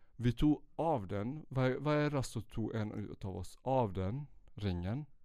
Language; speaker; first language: Swedish; early bilingual, other home language; Central Kurdish